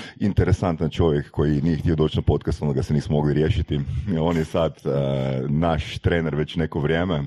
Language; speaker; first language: Croatian; native; Croatian